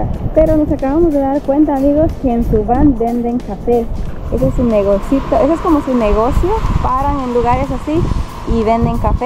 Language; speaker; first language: Spanish; native; Spanish